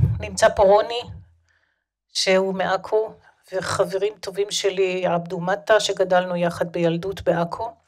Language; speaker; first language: Hebrew; native; Hebrew